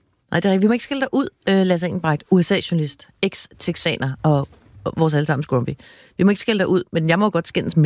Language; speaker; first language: Danish; native; Danish